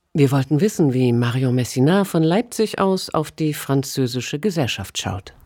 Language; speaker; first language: German; native; German